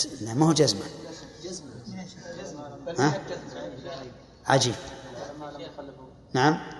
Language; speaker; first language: Arabic; native; Arabic